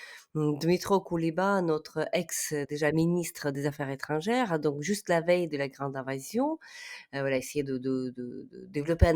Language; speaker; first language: French; non-native, fluent; Ukrainian